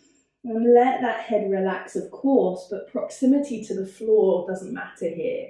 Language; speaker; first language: English; native; English